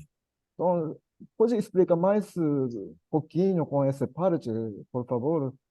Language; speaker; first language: Portuguese; non-native, learner; Japanese